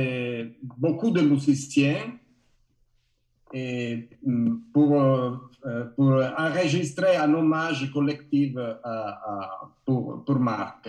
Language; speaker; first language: French; non-native, learner; Italian